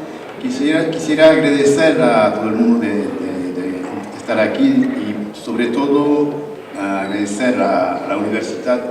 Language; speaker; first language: Spanish; non-native, learner; French